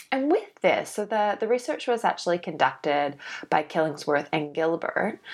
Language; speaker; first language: English; native; English